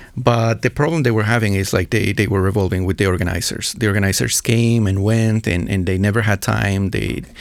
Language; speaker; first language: English; non-native, fluent; Spanish